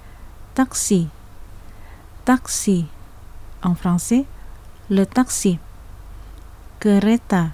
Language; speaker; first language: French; non-native, fluent; Indonesian